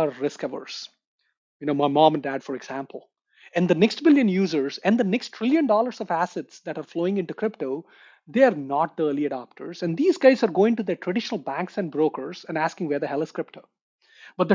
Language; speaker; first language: English; non-native, local second language; Telugu